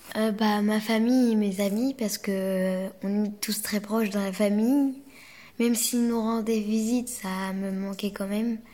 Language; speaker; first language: French; native; French